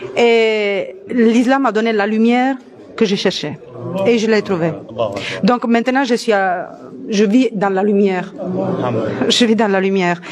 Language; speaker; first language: French; non-native, fluent; Italian